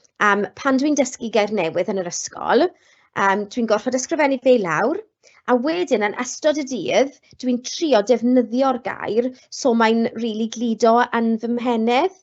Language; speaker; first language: Welsh; non-native, local second language; English